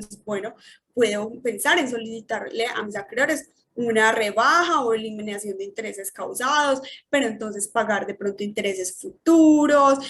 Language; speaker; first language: Spanish; native; Spanish